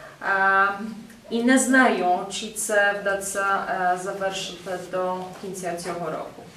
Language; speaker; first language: Ukrainian; non-native, fluent; Polish